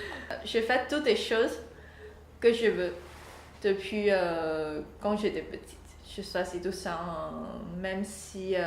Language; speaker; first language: French; non-native, learner; Chinese